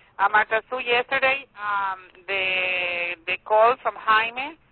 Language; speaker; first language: English; non-native, learner; Spanish